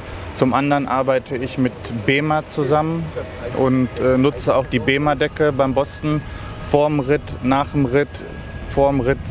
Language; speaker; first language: German; native; German